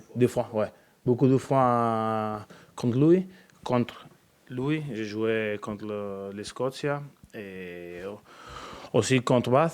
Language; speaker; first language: French; non-native, learner; Spanish